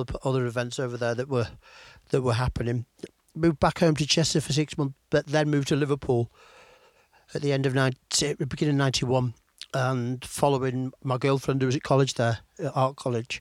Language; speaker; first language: English; native; English